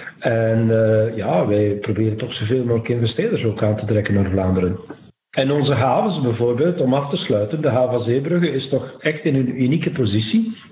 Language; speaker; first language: Dutch; native; Dutch